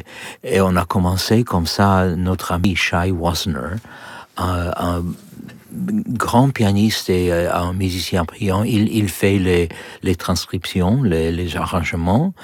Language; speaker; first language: French; non-native, learner; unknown